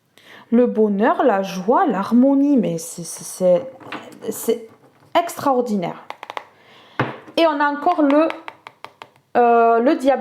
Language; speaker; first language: French; native; French